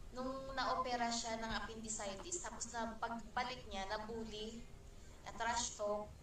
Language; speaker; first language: Filipino; non-native, local second language; Cebuano